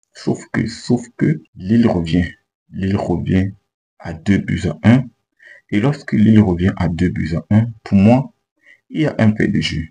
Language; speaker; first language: French; native; French